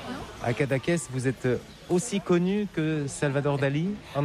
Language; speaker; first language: French; native; French